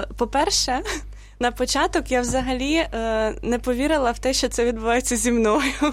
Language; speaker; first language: Ukrainian; native; Ukrainian